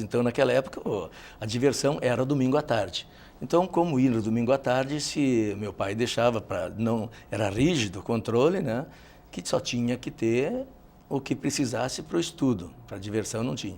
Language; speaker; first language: Portuguese; native; Portuguese